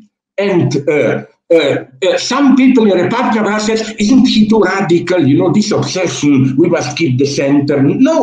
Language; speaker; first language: English; non-native, fluent; Slovenian